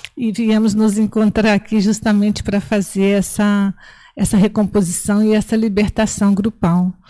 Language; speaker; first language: Portuguese; native; Portuguese